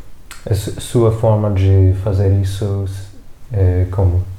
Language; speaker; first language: Portuguese; non-native, fluent; English